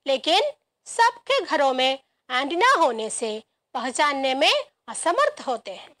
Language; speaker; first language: Hindi; non-native, local second language; Malayalam